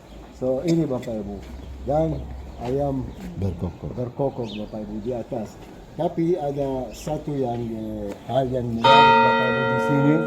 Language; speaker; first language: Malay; non-native, fluent; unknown